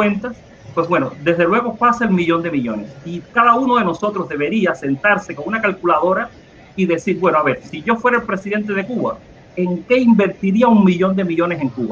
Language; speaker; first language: Spanish; native; Spanish